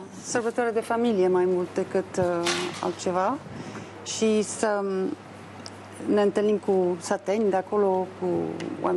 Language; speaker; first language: Romanian; non-native, fluent; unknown